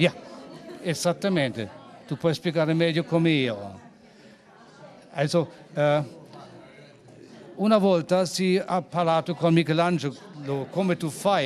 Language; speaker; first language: Italian; non-native, learner; German